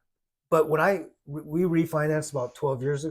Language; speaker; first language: English; native; English